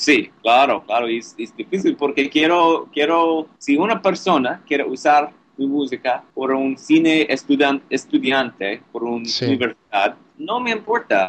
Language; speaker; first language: Spanish; non-native, learner; English